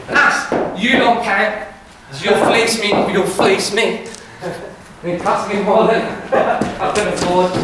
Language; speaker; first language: English; native; English